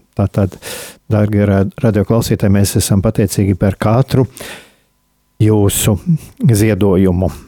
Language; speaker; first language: Latvian; native; Latvian